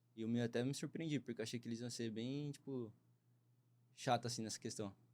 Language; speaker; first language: Portuguese; native; Portuguese